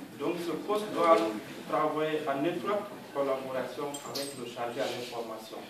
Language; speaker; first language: French; non-native, local second language; Fula